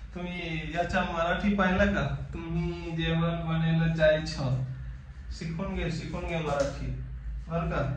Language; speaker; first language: Marathi; non-native, local second language; Hindi